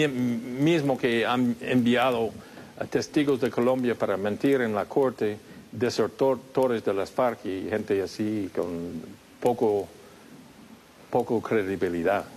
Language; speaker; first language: Spanish; non-native, fluent; English